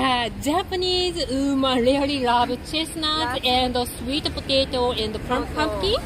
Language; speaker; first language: English; non-native, learner; Japanese